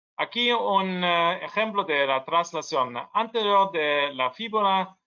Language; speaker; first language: Spanish; non-native, learner; German